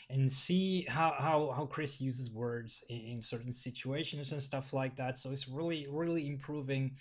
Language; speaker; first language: English; non-native, fluent; Finnish